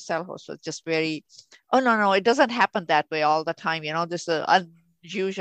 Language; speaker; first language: English; non-native, local second language; Urdu